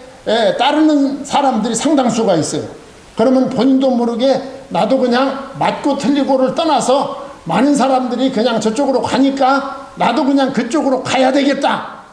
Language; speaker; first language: Korean; native; Korean